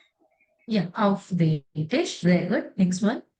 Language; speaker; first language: German; non-native, fluent; Malayalam